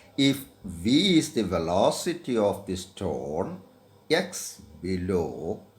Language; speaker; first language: English; non-native, local second language; Malayalam